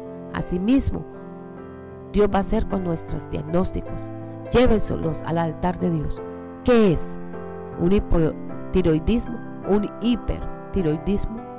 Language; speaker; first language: Spanish; native; Spanish